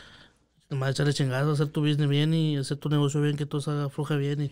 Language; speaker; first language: Spanish; native; Spanish